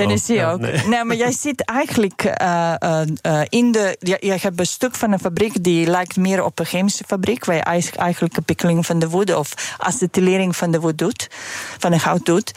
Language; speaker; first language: Dutch; non-native, fluent; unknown